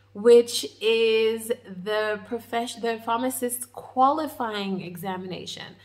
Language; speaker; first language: English; native; English